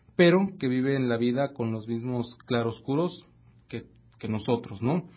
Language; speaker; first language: Spanish; native; Spanish